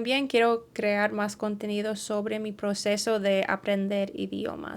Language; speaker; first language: Spanish; early bilingual, heritage; English